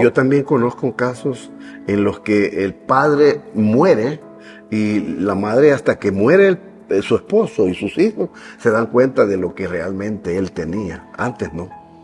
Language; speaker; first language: Spanish; native; Spanish